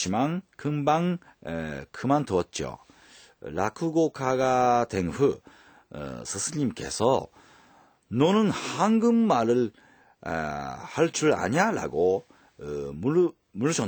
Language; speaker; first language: Korean; non-native, fluent; Japanese